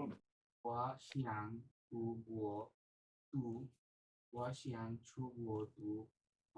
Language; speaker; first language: Chinese; non-native, learner; Bangla